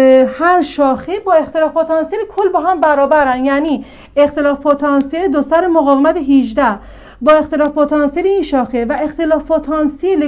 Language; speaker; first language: Persian; native; Persian